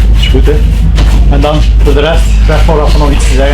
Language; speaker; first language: Dutch; native; Dutch